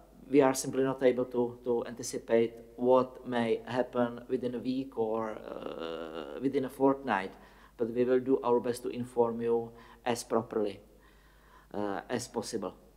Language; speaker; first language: English; non-native, fluent; Czech